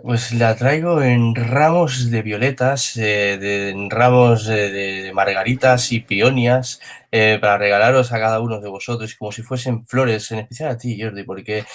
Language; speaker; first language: Spanish; native; Spanish